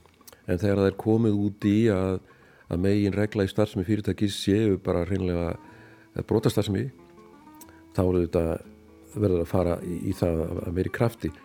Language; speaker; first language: Icelandic; native; Icelandic